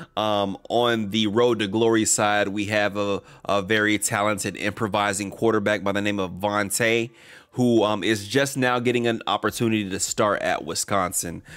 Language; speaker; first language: English; native; English